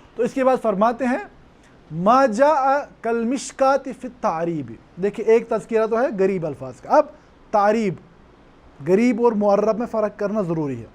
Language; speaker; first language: Urdu; non-native, local second language; Kashmiri